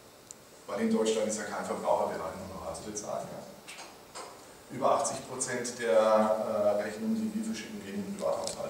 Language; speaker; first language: German; native; German